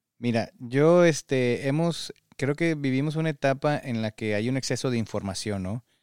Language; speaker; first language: Spanish; native; Spanish